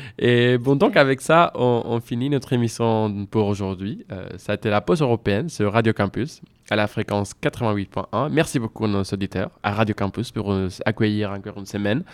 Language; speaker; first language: French; non-native, fluent; Spanish